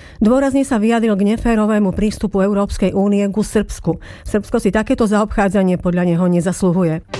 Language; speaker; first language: Slovak; native; Slovak